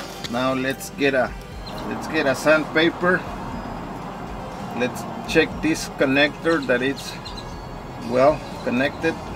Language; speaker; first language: English; non-native, fluent; Spanish